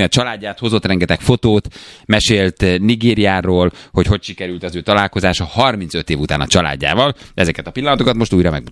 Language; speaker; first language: Hungarian; native; Hungarian